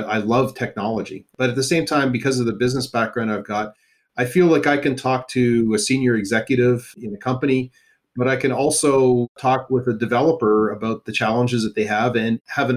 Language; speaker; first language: English; native; English